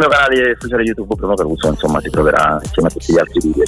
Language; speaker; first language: Italian; native; Italian